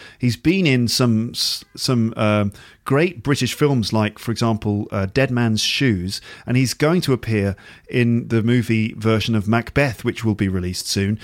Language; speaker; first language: English; native; English